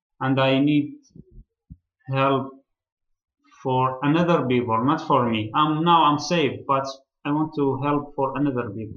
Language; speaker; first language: English; non-native, learner; Arabic